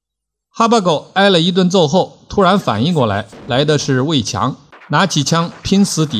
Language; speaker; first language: Chinese; native; Chinese